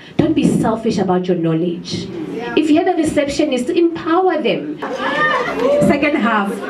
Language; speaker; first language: English; non-native, local second language; Southern Sotho